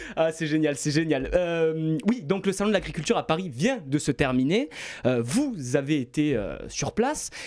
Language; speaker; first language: French; native; French